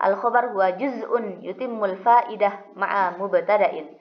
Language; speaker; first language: Arabic; non-native, fluent; Indonesian